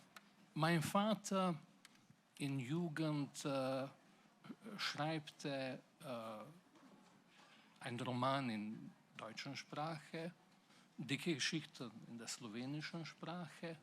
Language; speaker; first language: German; non-native, fluent; Slovenian